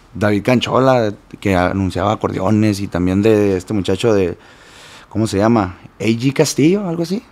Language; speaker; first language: Spanish; native; Spanish